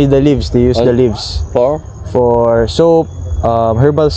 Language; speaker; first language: English; non-native, local second language; Filipino